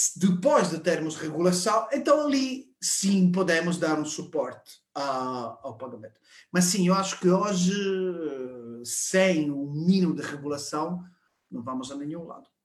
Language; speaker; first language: Portuguese; non-native, fluent; Italian